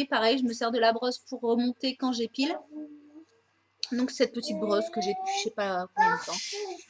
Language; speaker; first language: French; native; French